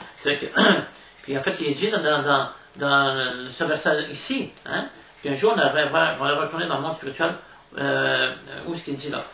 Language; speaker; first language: French; native; French